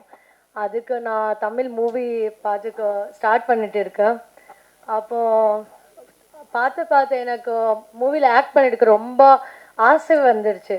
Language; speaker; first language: Tamil; non-native, learner; Kannada